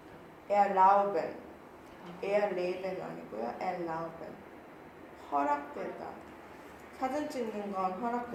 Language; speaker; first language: German; non-native, learner; Korean